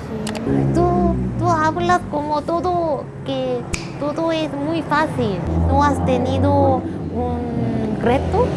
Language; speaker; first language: Spanish; non-native, learner; Korean